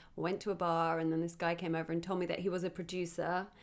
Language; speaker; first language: English; native; English